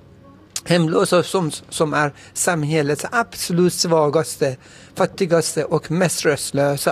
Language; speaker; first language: Swedish; non-native, fluent; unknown